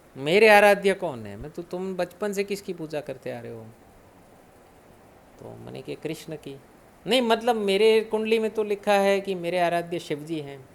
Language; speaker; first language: Hindi; non-native, local second language; Gujarati